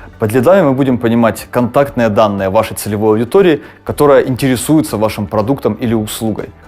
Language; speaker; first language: Russian; native; Russian